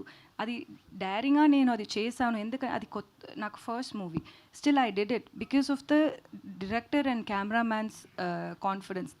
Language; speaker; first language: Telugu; non-native, learner; Tamil